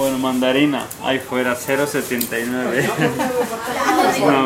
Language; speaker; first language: Spanish; non-native, learner; Urdu